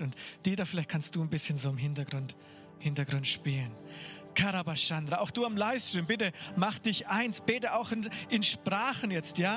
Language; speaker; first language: German; native; German